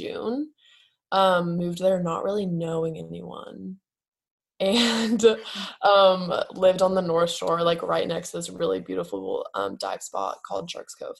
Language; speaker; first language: English; native; English